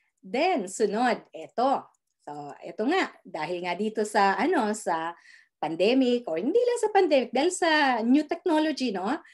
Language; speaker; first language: Filipino; native; Filipino